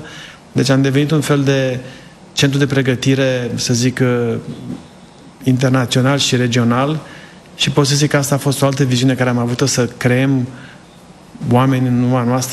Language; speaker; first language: Romanian; native; Romanian